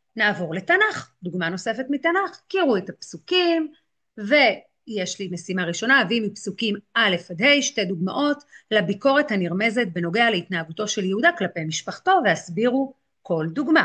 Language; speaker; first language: Hebrew; native; Hebrew